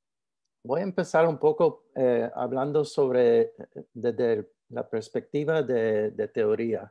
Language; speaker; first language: Spanish; early bilingual, heritage; Spanish